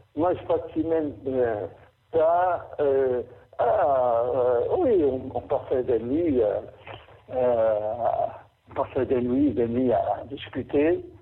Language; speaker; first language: French; non-native, fluent; Portuguese